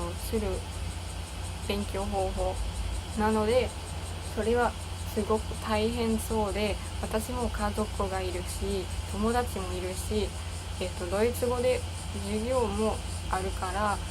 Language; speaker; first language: Japanese; non-native, learner; German